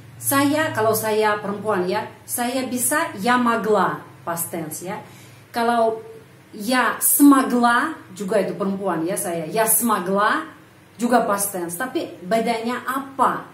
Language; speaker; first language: Indonesian; non-native, fluent; Russian